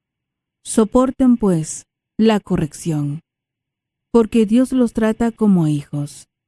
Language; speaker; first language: Spanish; native; Spanish